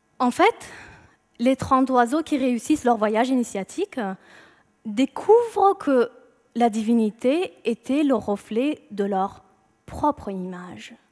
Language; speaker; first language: French; non-native, fluent; Persian